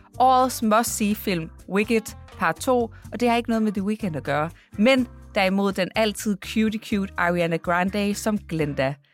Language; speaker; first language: Danish; native; Danish